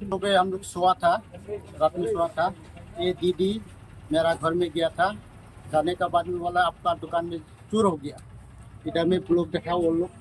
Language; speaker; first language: Hindi; non-native, local second language; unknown